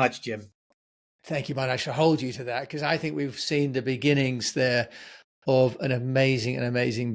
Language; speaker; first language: English; native; English